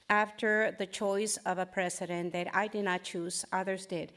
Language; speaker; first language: English; early bilingual, other home language; Spanish